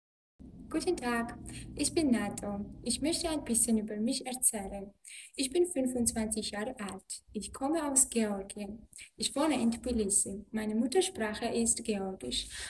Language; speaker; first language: German; non-native, learner; Georgian